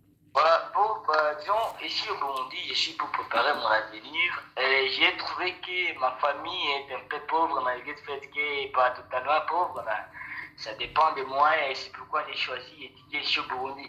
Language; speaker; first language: French; non-native, local second language; Rundi